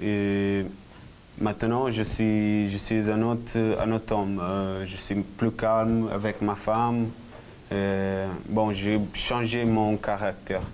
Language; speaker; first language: French; non-native, fluent; Portuguese